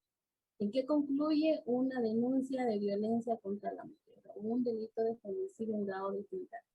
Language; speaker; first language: Spanish; native; Spanish